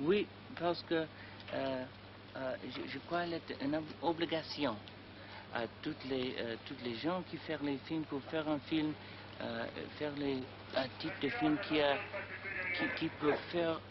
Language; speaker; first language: French; non-native, learner; English